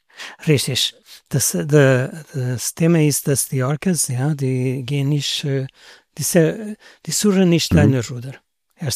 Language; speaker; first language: German; non-native, learner; Portuguese